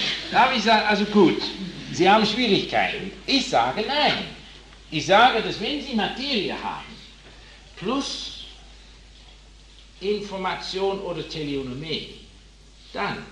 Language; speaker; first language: German; non-native, fluent; English